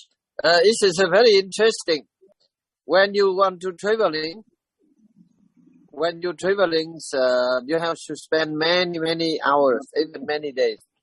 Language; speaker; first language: English; non-native, learner; Vietnamese